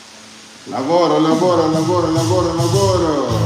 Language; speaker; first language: Italian; non-native, learner; Portuguese